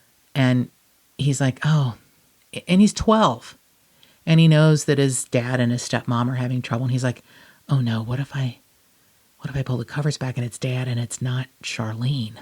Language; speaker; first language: English; native; English